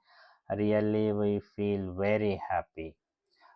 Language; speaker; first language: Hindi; non-native, local second language; Telugu